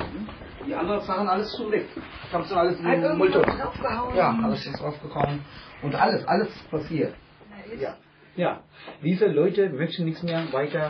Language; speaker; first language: German; non-native, learner; Tamil